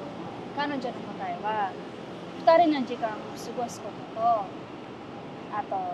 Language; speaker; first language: Japanese; non-native, fluent; Filipino